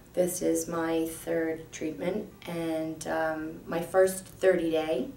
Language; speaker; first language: English; native; English